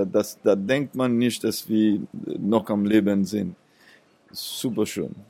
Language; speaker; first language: German; non-native, fluent; Seselwa Creole French